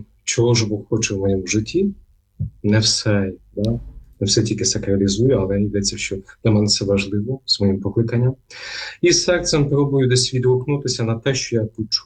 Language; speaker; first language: Ukrainian; native; Ukrainian